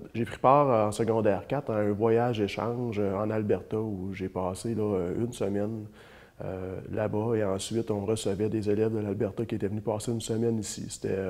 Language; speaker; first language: French; native; French